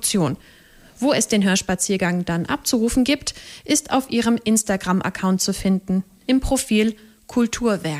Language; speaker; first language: German; native; German